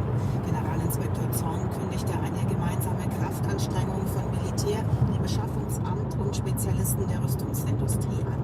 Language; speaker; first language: German; native; German